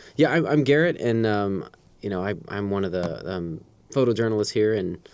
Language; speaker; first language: English; native; English